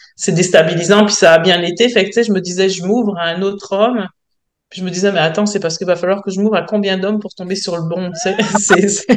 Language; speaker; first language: French; native; French